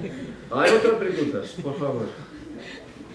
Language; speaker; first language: Spanish; non-native, fluent; Russian